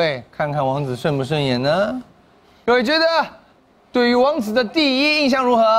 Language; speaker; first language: Chinese; native; Chinese